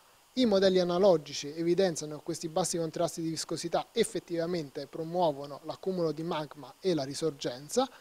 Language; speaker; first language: Italian; native; Italian